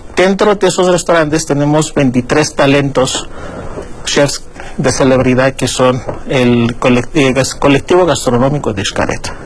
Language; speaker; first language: Spanish; non-native, fluent; Greek